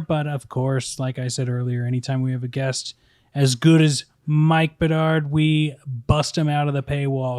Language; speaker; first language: English; native; English